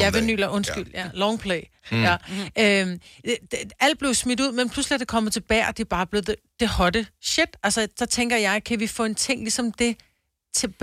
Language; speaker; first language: Danish; native; Danish